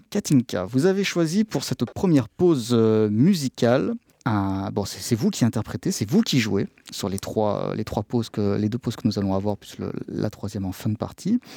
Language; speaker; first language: French; native; French